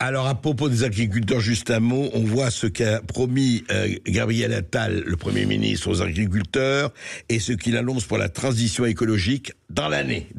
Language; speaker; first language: French; native; French